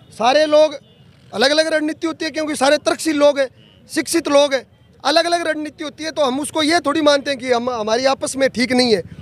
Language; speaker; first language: Hindi; native; Hindi